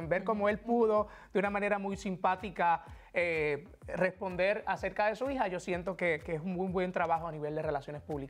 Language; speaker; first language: Spanish; native; Spanish